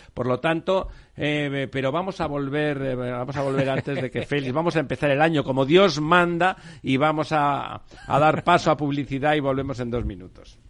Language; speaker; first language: Spanish; native; Spanish